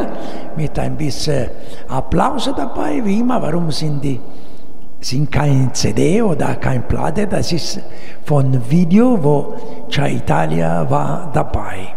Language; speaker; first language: German; non-native, fluent; Italian